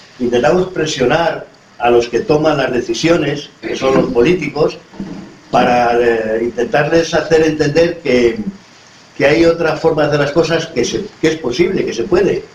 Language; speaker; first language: Spanish; native; Spanish